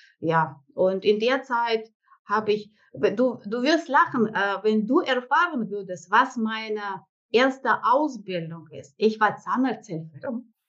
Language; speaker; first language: German; non-native, fluent; Russian